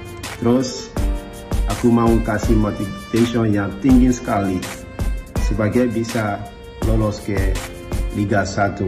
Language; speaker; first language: Indonesian; non-native, learner; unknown